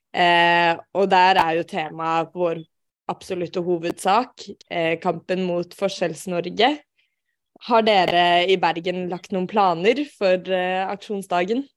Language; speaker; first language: Norwegian; native; Norwegian